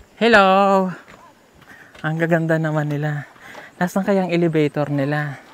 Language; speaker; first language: Filipino; native; Filipino